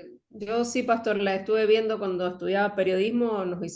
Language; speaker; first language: Spanish; native; Spanish